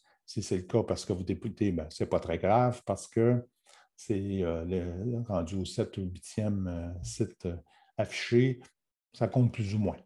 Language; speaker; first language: French; native; French